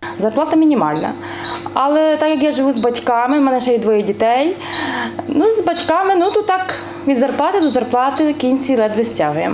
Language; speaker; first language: Ukrainian; native; Ukrainian